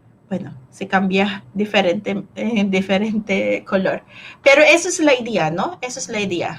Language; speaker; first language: Spanish; non-native, fluent; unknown